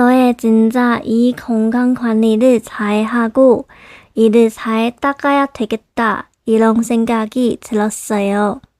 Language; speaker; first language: Korean; non-native, local second language; Chinese